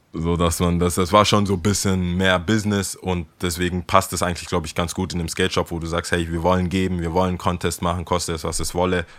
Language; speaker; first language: German; early bilingual, other home language; Akan